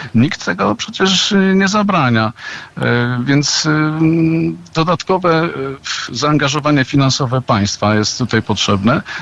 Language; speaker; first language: Polish; native; Polish